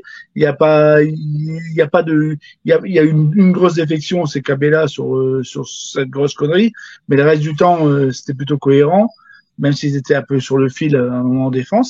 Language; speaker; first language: French; native; French